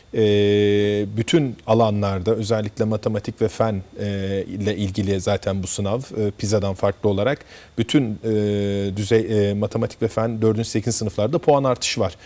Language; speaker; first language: Turkish; native; Turkish